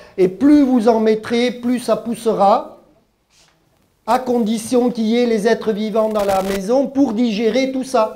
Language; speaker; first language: French; early bilingual, other home language; German